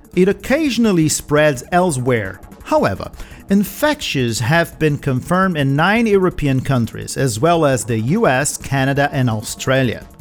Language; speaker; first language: English; non-native, fluent; Portuguese